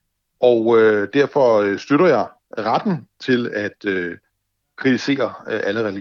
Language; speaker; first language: Danish; native; Danish